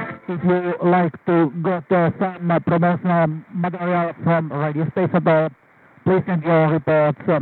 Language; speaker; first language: English; non-native, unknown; Finnish